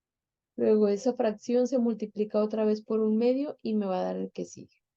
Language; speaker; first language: Spanish; native; Spanish